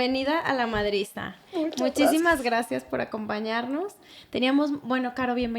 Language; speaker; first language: Spanish; native; Spanish